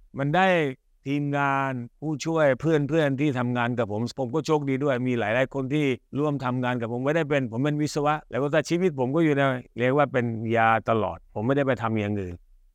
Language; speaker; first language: Thai; early bilingual, other home language; Hindi